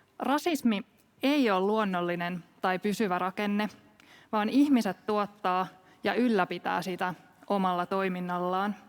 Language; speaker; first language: Finnish; native; Finnish